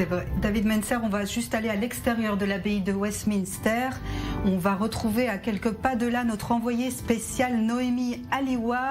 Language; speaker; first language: French; native; French